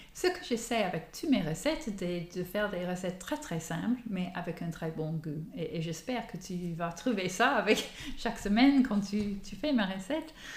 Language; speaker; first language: French; non-native, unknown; English